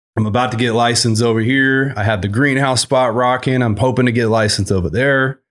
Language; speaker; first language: English; native; English